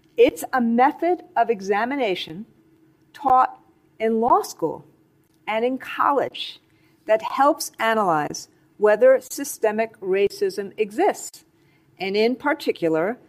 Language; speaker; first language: English; non-native, fluent; Chinese